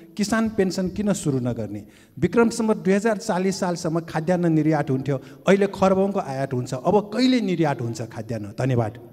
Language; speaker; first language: Nepali; non-native, local second language; Newari